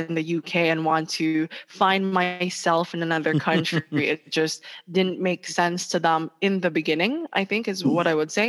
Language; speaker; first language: English; non-native, local second language; Hiligaynon